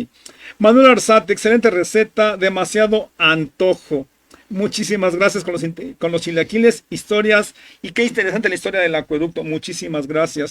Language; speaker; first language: Spanish; native; Spanish